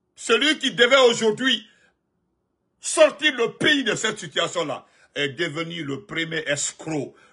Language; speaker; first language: French; non-native, local second language; Fula